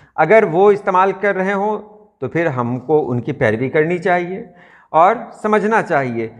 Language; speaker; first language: Urdu; native; Urdu